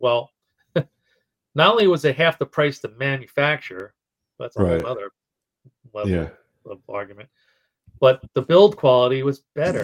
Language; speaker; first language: English; native; English